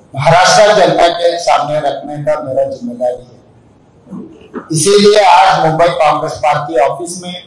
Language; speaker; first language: Hindi; non-native, local second language; Telugu